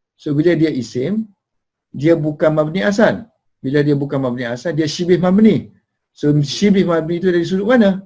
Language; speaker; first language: Malay; native; Malay